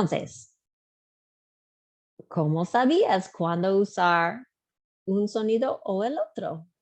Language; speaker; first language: Spanish; non-native, fluent; English